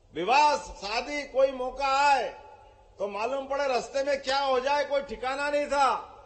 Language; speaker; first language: Hindi; native; Hindi